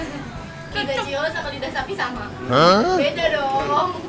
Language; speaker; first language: Indonesian; native; Indonesian